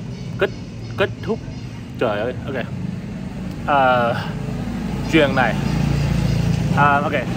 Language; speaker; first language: Vietnamese; non-native, learner; English